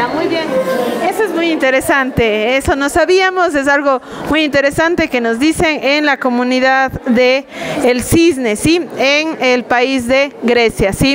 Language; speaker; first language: Spanish; native; Spanish